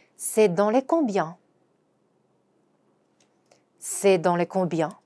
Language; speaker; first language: French; non-native, fluent; Korean